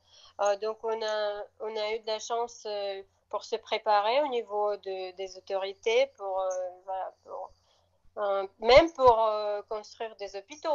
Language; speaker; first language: French; non-native, fluent; Russian